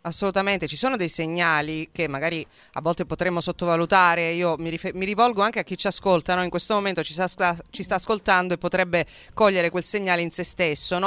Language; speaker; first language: Italian; native; Italian